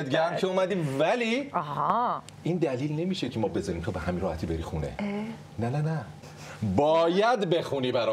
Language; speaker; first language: Persian; native; Persian